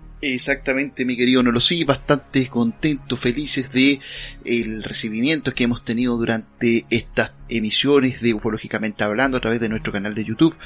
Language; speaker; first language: Spanish; native; Spanish